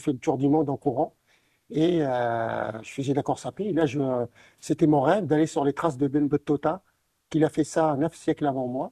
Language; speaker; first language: French; non-native, local second language; Arabic